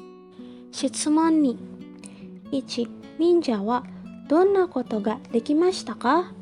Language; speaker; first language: Japanese; non-native, learner; Indonesian